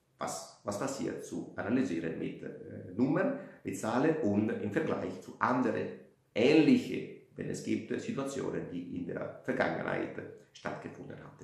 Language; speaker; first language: German; non-native, fluent; Italian